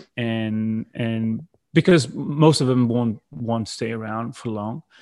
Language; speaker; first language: English; non-native, fluent; Portuguese